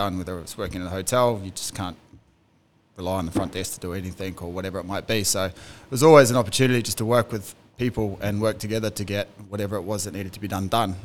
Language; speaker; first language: English; native; English